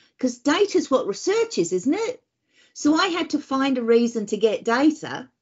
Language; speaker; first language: English; native; English